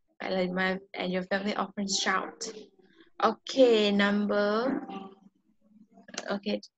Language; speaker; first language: English; non-native, learner; Vietnamese